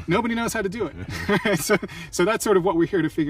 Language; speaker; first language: English; native; English